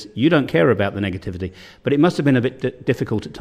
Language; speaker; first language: English; native; English